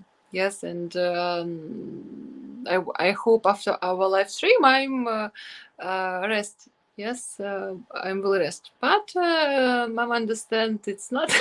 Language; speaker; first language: English; non-native, learner; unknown